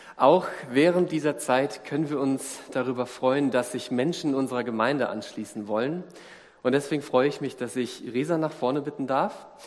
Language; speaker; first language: German; native; German